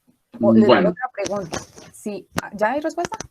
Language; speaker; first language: Spanish; native; Spanish